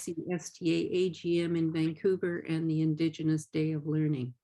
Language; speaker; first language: English; native; English